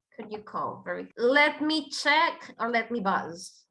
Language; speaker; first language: English; non-native, fluent; Spanish